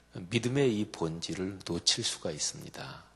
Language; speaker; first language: Korean; native; Korean